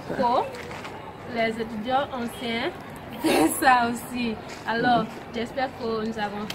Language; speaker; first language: French; non-native, learner; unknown